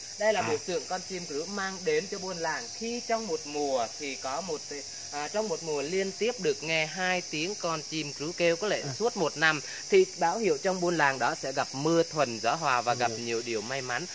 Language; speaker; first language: Vietnamese; non-native, local second language; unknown